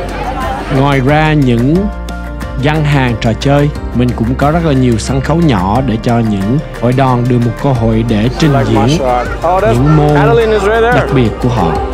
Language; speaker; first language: Vietnamese; early bilingual, heritage; Vietnamese